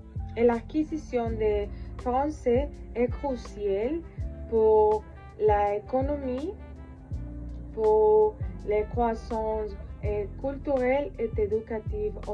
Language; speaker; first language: French; non-native, learner; Spanish